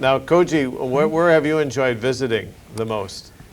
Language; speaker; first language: English; native; English